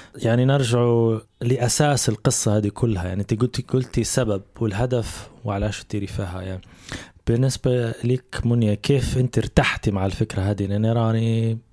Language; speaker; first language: Arabic; native; Arabic